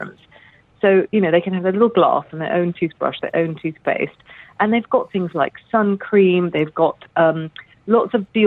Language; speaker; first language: English; native; English